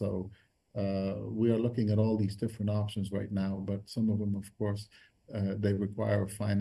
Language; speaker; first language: English; non-native, fluent; Arabic